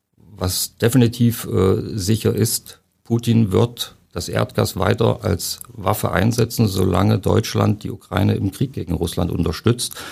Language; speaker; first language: German; native; German